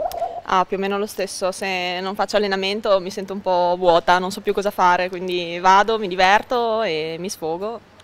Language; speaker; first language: Italian; native; Italian